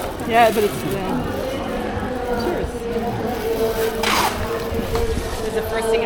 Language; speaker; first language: English; non-native, fluent; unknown